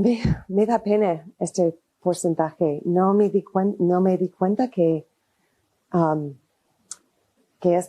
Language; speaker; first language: Spanish; non-native, fluent; English